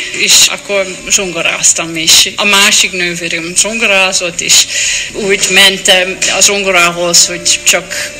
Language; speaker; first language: Hungarian; non-native, learner; Dutch